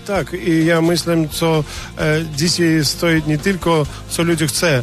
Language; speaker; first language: Polish; non-native, learner; Russian